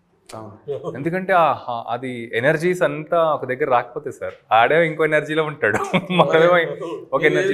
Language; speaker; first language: Telugu; native; Telugu